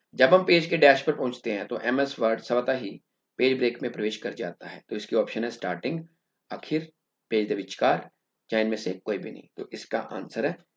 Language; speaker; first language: Hindi; non-native, local second language; Punjabi